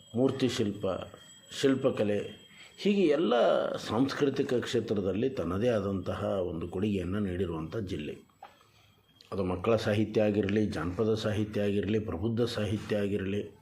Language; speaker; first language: Kannada; native; Kannada